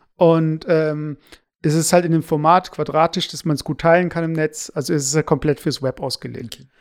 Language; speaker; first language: German; native; German